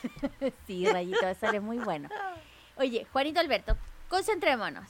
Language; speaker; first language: Spanish; native; Spanish